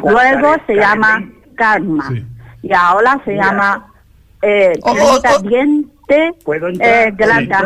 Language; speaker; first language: Spanish; non-native, learner; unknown